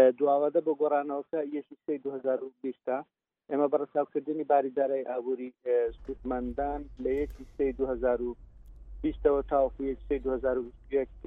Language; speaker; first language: Central Kurdish; non-native, local second language; Kurdish